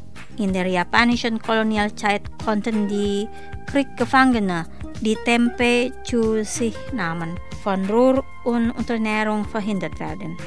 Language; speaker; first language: German; non-native, learner; Indonesian